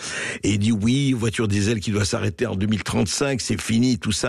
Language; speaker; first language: French; native; French